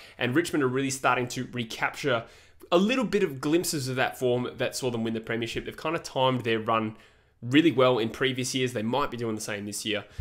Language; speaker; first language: English; native; English